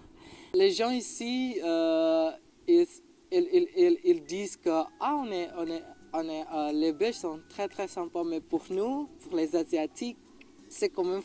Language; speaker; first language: French; non-native, learner; Indonesian